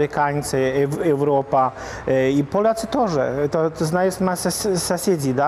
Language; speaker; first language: Ukrainian; non-native, learner; Polish